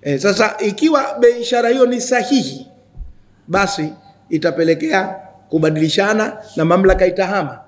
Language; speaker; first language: Swahili; native; Swahili